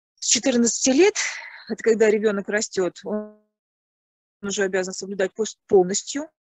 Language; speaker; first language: Russian; native; Russian